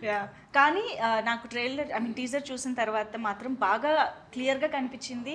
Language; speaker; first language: Telugu; native; Telugu